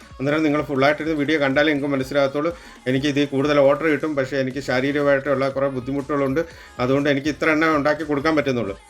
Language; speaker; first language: Malayalam; native; Malayalam